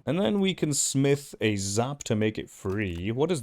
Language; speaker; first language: English; native; English